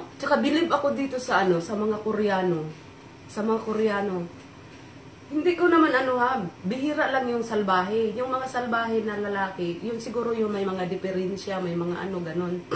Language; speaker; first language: Filipino; non-native, local second language; Cebuano